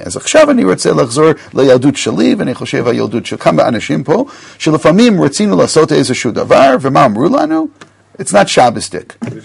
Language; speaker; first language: Hebrew; non-native, fluent; English